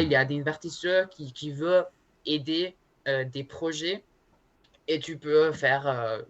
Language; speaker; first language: French; non-native, learner; Spanish